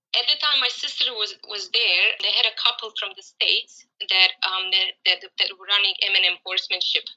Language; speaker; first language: English; non-native, fluent; Croatian